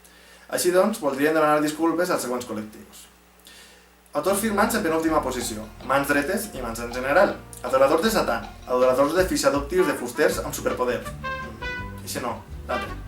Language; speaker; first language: Catalan; native; Catalan